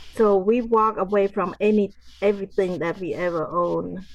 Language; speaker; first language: English; non-native, fluent; Khmer